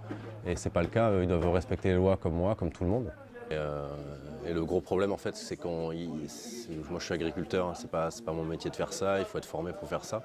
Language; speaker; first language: French; native; French